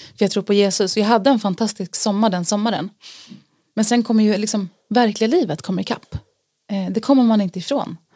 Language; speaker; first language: Swedish; native; Swedish